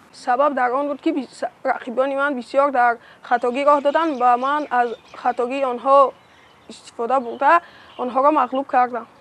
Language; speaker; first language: Tajik; native; Tajik